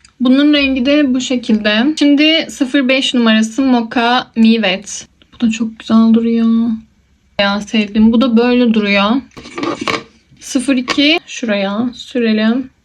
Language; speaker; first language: Turkish; native; Turkish